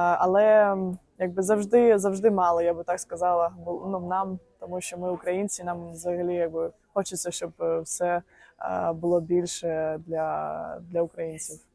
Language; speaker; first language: Ukrainian; non-native, local second language; Russian